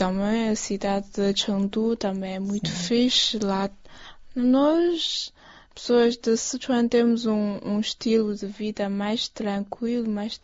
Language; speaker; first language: Portuguese; non-native, fluent; Chinese